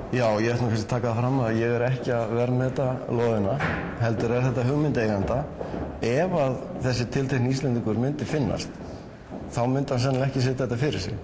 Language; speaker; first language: Icelandic; native; Icelandic